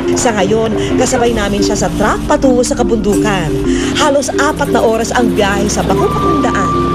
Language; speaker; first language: Filipino; native; Filipino